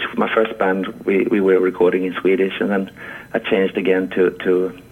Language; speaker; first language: English; non-native, fluent; Swedish